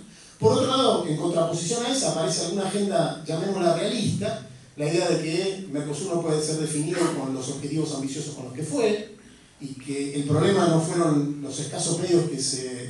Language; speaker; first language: Spanish; native; Spanish